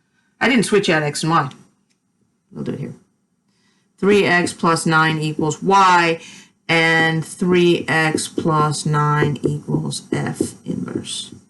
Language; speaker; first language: English; native; English